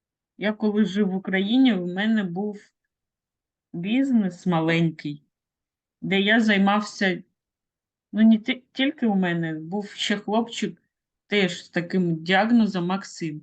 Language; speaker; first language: Ukrainian; non-native, local second language; Russian